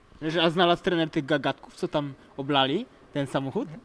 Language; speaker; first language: Polish; native; Polish